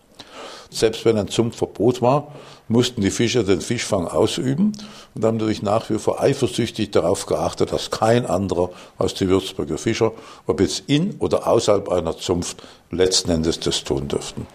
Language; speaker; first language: German; native; German